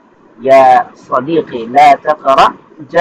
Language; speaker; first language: Arabic; non-native, fluent; Bangla